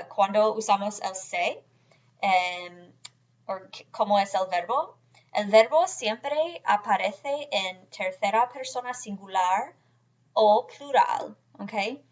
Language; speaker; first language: Spanish; non-native, fluent; English